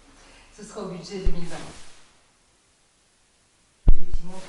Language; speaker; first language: French; native; French